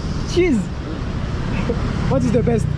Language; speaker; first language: English; non-native, learner; French